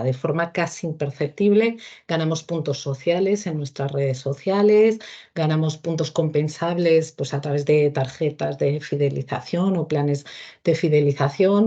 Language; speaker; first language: Spanish; native; Spanish